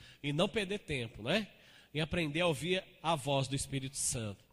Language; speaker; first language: Portuguese; native; Portuguese